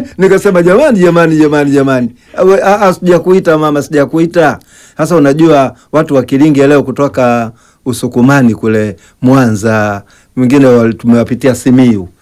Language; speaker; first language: Swahili; native; Swahili